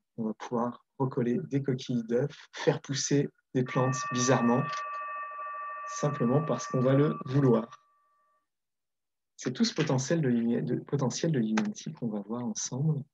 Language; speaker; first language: French; native; French